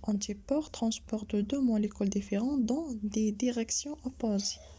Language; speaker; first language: French; non-native, local second language; Arabic